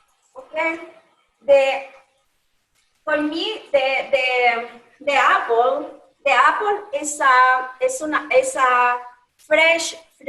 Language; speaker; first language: English; non-native, learner; Spanish